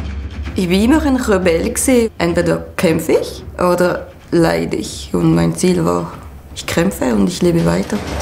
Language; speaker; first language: German; non-native, local second language; French